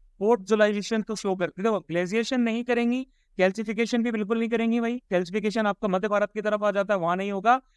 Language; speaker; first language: Hindi; native; Hindi